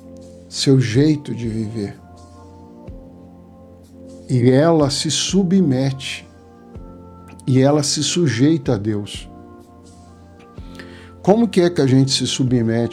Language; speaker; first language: Portuguese; native; Portuguese